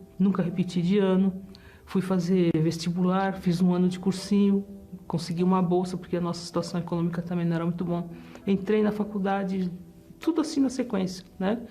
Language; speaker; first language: Portuguese; early bilingual, other home language; German